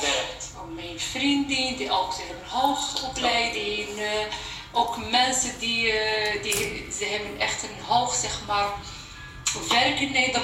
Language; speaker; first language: Dutch; non-native, learner; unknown